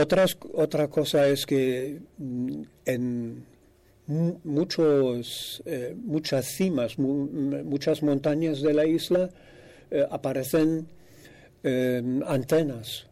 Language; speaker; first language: Spanish; non-native, fluent; German